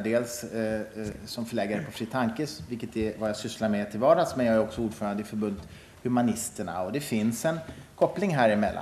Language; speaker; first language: Swedish; native; Swedish